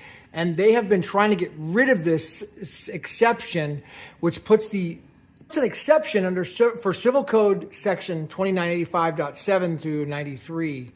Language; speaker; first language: English; native; English